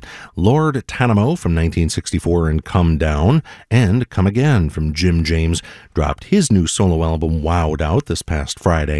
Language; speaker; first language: English; native; English